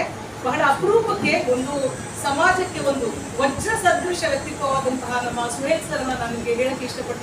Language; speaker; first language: Kannada; native; Kannada